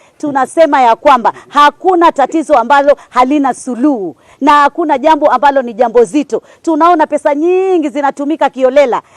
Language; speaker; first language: Swahili; native; Swahili